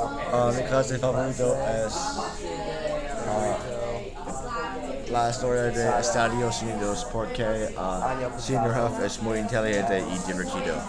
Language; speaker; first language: Spanish; non-native, learner; English